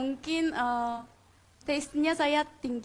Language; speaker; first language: Indonesian; non-native, fluent; Korean